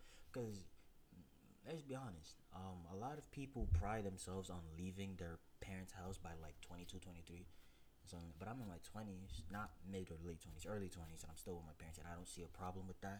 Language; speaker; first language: English; native; English